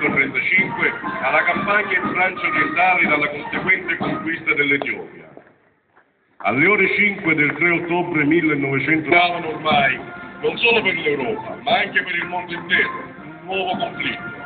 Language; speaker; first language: Italian; native; Italian